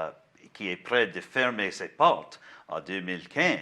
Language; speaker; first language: French; non-native, learner; English